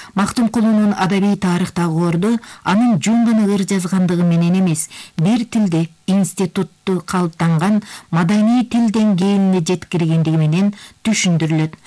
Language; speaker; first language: Kyrgyz; native; Kyrgyz